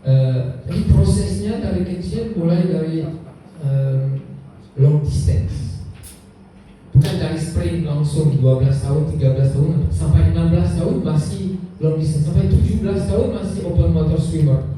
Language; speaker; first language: Indonesian; non-native, learner; French